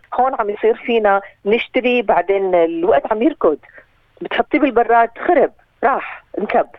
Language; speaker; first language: Arabic; native; Arabic